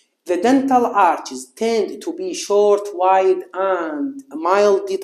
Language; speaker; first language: English; non-native, fluent; Arabic